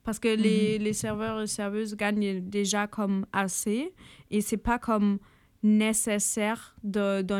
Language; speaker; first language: French; non-native, fluent; German